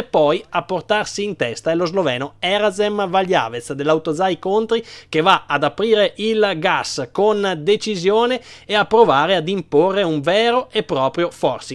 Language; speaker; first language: Italian; native; Italian